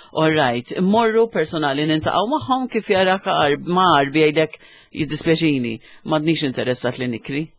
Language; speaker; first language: Maltese; native; Maltese